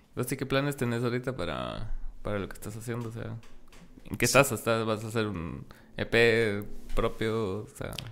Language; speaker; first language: Spanish; native; Spanish